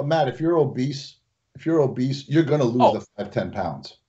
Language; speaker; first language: English; native; English